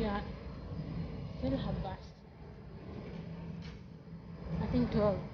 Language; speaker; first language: English; non-native, local second language; Filipino